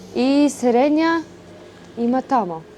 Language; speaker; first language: Macedonian; non-native, learner; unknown